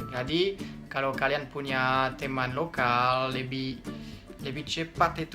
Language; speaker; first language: Indonesian; non-native, fluent; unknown